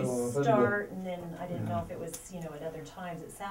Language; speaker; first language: English; native; English